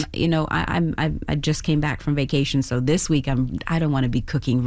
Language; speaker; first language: English; native; English